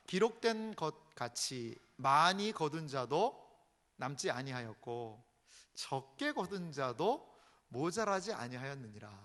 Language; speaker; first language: Korean; native; Korean